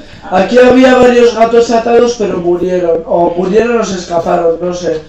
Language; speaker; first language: Spanish; native; Spanish